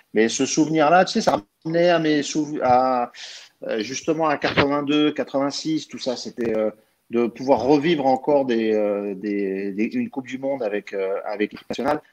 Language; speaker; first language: French; early bilingual, other home language; Arabic